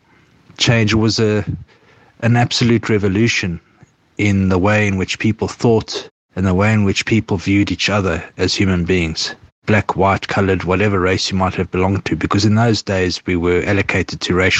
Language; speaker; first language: English; native; English